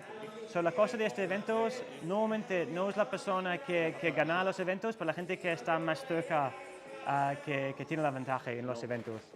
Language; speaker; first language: Spanish; non-native, learner; English